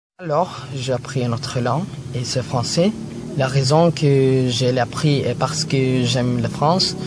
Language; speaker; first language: French; non-native, learner; Filipino